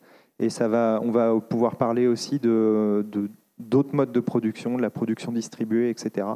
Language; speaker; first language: French; native; French